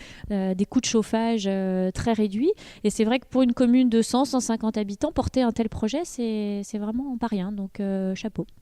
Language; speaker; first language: French; native; French